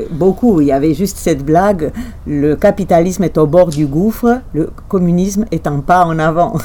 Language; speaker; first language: French; non-native, fluent; Romanian